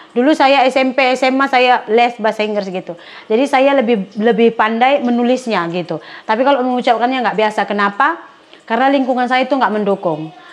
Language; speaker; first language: Indonesian; native; Indonesian